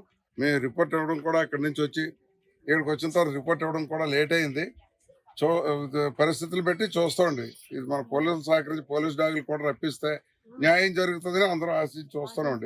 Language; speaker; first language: Telugu; native; Telugu